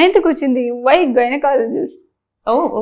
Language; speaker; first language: Telugu; non-native, learner; Tamil